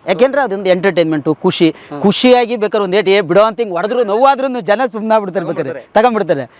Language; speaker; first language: Kannada; native; Kannada